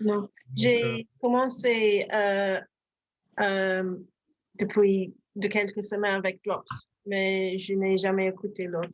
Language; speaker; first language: French; non-native, learner; English